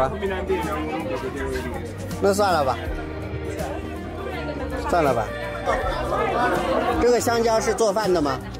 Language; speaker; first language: Chinese; non-native, fluent; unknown